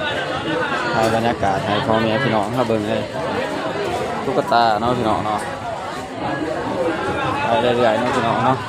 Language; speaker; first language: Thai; non-native, local second language; Northeastern Thai